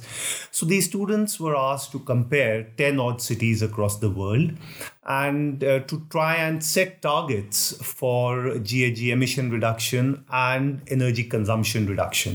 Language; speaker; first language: English; non-native, local second language; Hindi